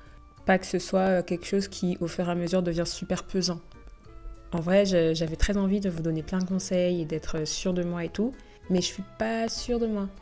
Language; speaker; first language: French; native; French